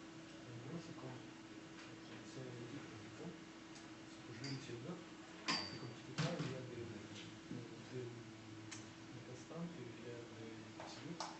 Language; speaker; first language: French; non-native, fluent; Russian